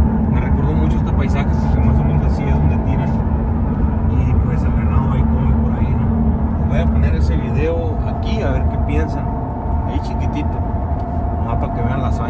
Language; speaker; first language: Spanish; native; Spanish